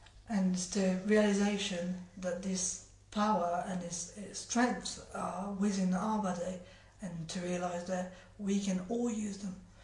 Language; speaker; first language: English; non-native, fluent; French